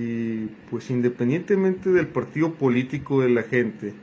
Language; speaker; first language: Spanish; native; Spanish